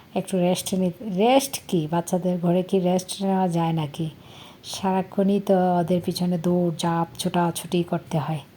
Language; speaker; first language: Bangla; native; Bangla